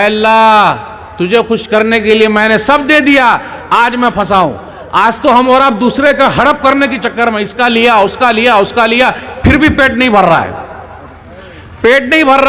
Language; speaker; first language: Hindi; native; Hindi